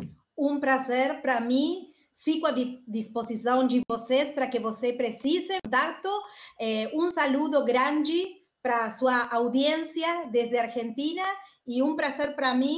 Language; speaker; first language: Portuguese; non-native, learner; Spanish